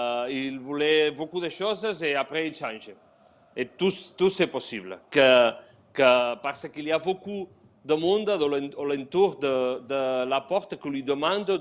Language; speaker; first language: French; non-native, fluent; Spanish